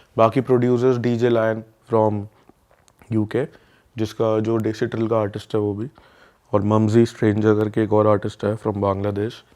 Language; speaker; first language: Hindi; non-native, fluent; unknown